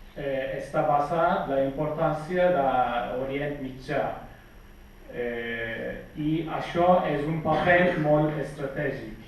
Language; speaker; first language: Catalan; non-native, fluent; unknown